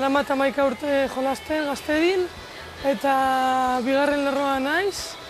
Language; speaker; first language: Basque; non-native, local second language; Spanish